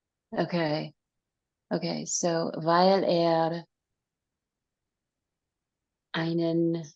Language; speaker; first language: German; non-native, learner; English